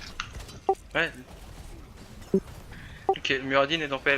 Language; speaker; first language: French; native; French